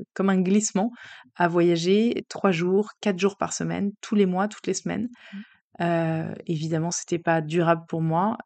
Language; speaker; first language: French; native; French